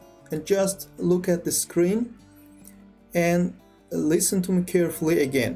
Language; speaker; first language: English; non-native, fluent; Azerbaijani